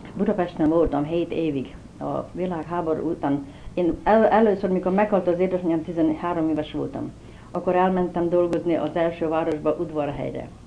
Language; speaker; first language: Hungarian; native; Hungarian